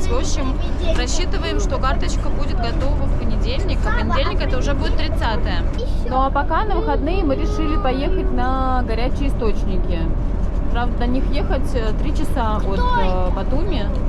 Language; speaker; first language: Russian; native; Russian